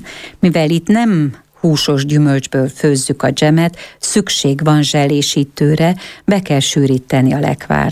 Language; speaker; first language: Hungarian; native; Hungarian